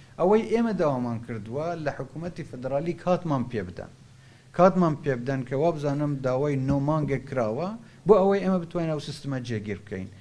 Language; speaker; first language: Central Kurdish; non-native, local second language; Kurdish